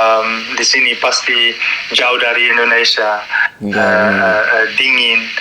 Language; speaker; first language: Indonesian; non-native, learner; Dutch